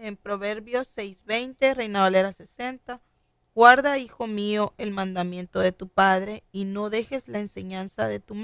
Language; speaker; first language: Spanish; native; Spanish